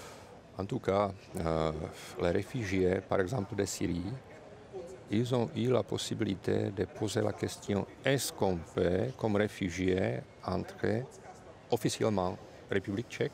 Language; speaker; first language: French; non-native, fluent; Czech